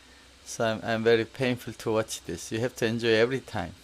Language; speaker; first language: English; non-native, learner; Korean